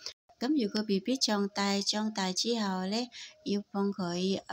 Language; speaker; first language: Cantonese; non-native, fluent; Indonesian